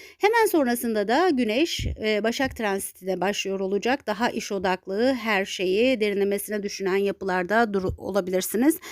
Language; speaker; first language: Turkish; native; Turkish